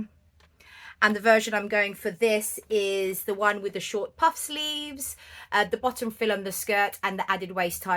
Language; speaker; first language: English; native; English